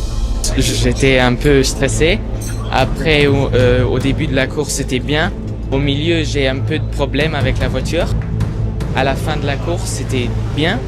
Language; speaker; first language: French; non-native, local second language; Luxembourgish